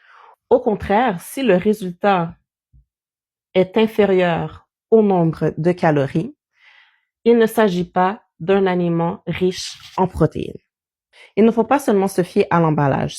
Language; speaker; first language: French; native; French